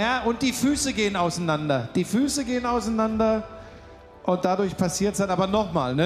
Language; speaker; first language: German; native; German